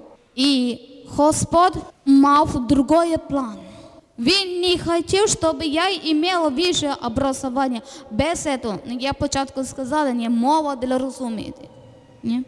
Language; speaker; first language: Ukrainian; non-native, learner; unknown